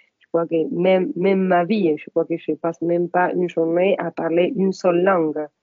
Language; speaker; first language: French; non-native, fluent; Spanish